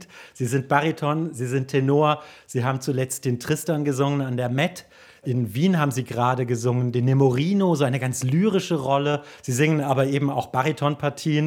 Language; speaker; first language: German; native; German